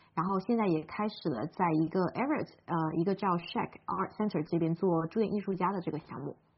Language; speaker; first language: Chinese; native; Chinese